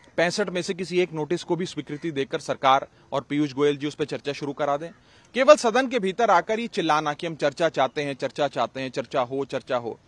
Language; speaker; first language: Hindi; native; Hindi